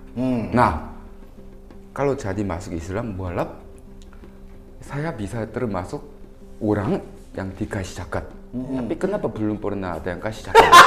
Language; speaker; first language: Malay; non-native, fluent; Korean